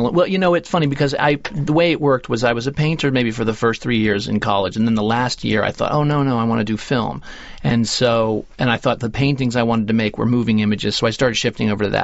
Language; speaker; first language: English; native; English